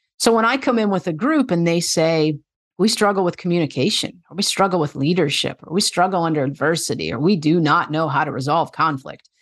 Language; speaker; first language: English; native; English